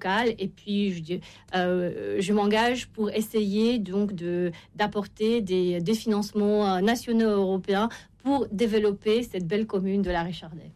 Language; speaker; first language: French; non-native, fluent; Romanian